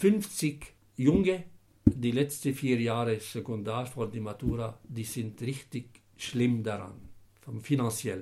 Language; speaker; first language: German; non-native, fluent; Arabic